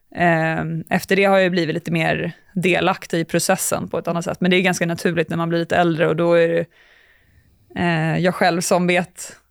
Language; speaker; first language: Swedish; native; Swedish